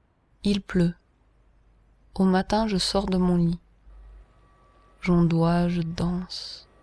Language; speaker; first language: French; native; French